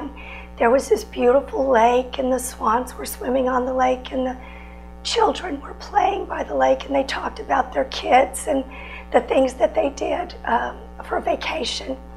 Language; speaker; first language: English; native; English